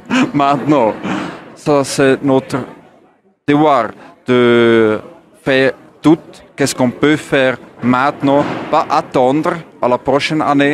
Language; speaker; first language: French; non-native, learner; German